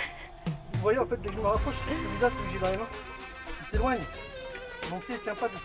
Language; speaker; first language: French; native; French